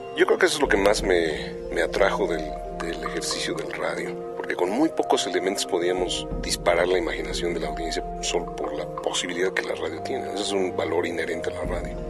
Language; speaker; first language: Spanish; native; Spanish